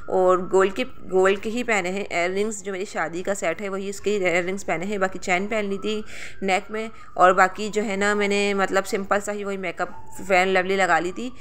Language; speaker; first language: Hindi; native; Hindi